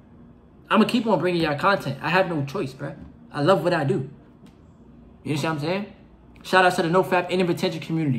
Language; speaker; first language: English; native; English